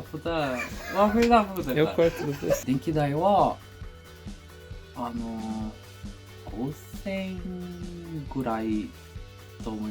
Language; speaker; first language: Japanese; non-native, learner; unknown